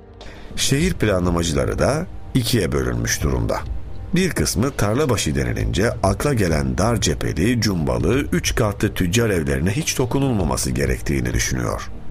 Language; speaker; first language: Turkish; native; Turkish